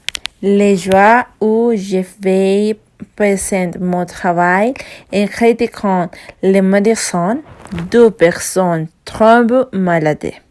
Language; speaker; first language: French; non-native, learner; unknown